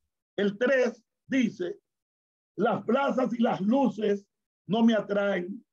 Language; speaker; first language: Spanish; native; Spanish